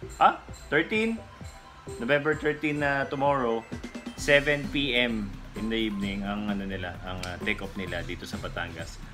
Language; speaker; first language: Filipino; native; Filipino